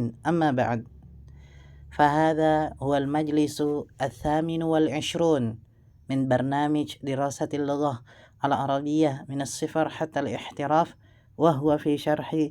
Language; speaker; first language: Arabic; non-native, learner; Indonesian